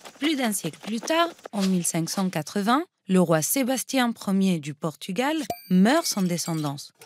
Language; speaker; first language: French; non-native, fluent; Spanish